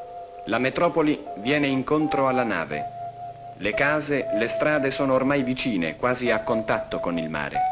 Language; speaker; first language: Italian; native; Italian